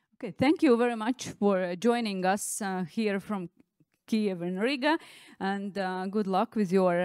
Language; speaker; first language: English; non-native, fluent; Latvian